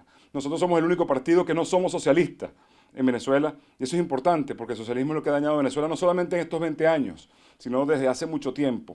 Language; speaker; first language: Spanish; native; Spanish